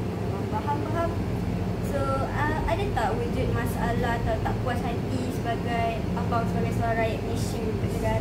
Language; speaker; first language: Malay; native; Malay